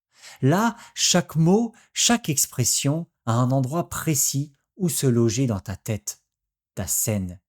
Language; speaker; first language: French; native; French